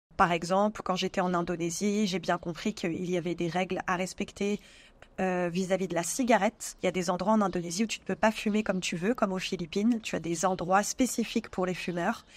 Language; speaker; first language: French; native; French